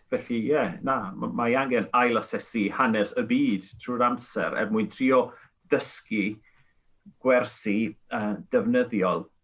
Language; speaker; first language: Welsh; non-native, fluent; Spanish